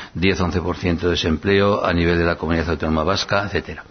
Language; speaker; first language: Spanish; non-native, local second language; Basque